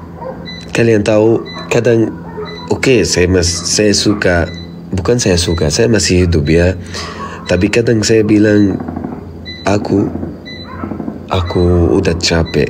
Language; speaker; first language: Indonesian; non-native, fluent; Arabic